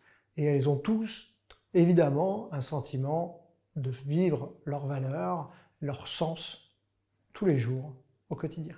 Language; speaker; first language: French; native; French